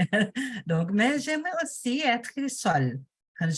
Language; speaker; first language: French; non-native, learner; Portuguese